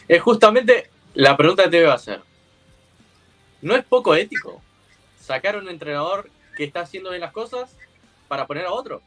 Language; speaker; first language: Spanish; native; Spanish